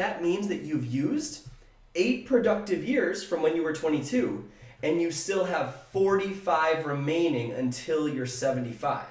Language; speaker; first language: English; native; English